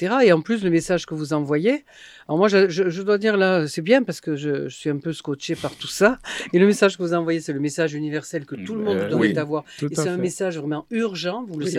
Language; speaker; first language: French; native; French